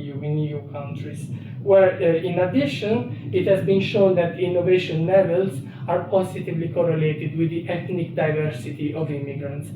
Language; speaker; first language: English; non-native, fluent; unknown